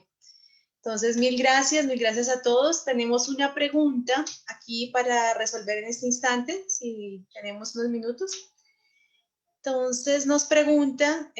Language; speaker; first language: Spanish; native; Spanish